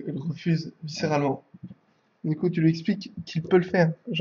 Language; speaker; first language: French; native; French